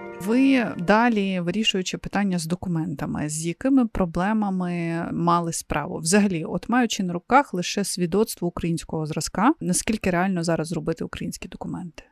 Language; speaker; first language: Ukrainian; native; Ukrainian